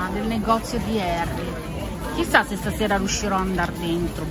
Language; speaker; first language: Italian; native; Italian